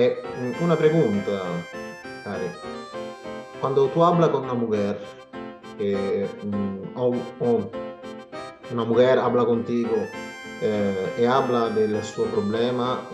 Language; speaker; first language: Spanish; non-native, learner; Italian